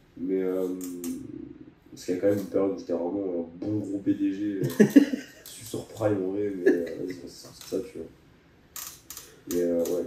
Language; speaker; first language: French; native; French